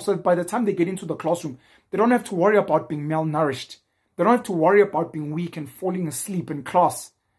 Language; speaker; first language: English; non-native, local second language; Zulu